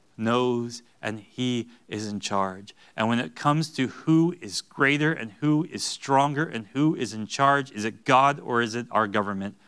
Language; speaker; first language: English; native; English